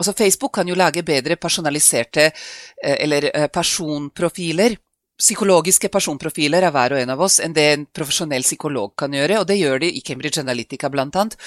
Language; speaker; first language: Norwegian; non-native, fluent; Serbian